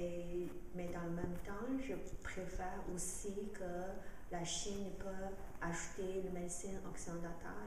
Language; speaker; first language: French; non-native, fluent; Chinese